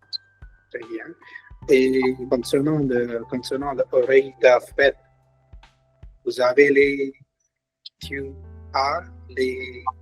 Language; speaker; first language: French; non-native, learner; Hindi